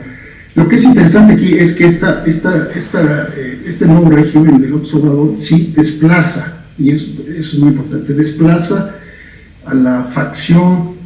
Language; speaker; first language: Spanish; native; Spanish